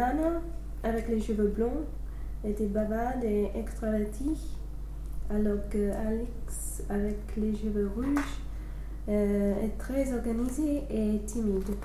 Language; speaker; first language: French; non-native, learner; English